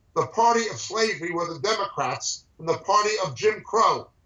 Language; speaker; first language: English; native; English